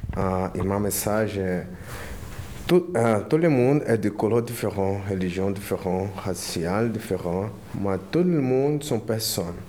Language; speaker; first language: French; non-native, learner; Portuguese